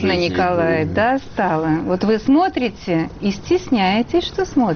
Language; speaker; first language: Russian; native; Russian